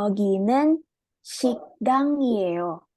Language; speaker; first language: Korean; non-native, learner; Indonesian